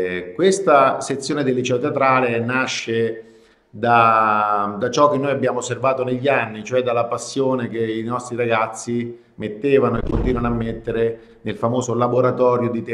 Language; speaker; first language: Italian; native; Italian